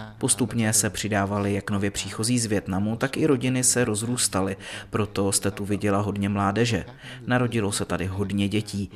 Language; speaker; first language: Czech; non-native, fluent; Vietnamese